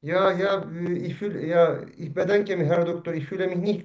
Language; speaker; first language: German; non-native, learner; Turkish